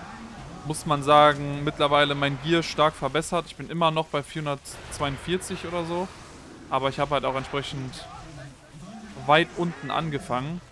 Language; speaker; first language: German; native; German